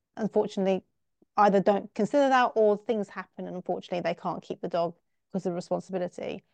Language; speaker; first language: English; native; English